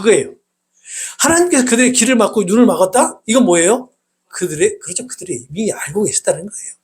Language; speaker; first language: Korean; native; Korean